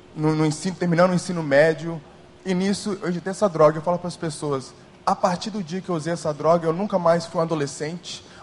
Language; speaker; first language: Portuguese; early bilingual, heritage; English